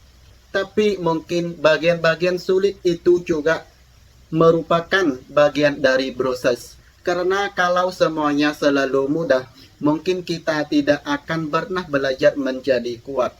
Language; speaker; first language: Indonesian; non-native, fluent; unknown